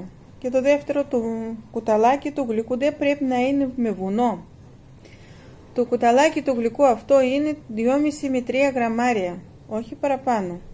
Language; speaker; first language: Greek; non-native, fluent; Russian